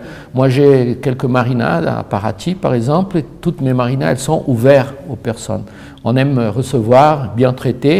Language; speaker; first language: French; non-native, fluent; Portuguese